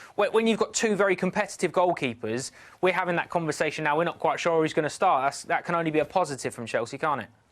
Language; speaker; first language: English; native; English